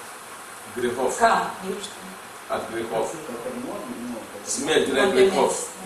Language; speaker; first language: Russian; non-native, learner; English